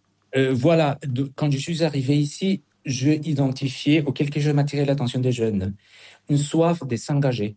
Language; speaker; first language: French; non-native, fluent; Spanish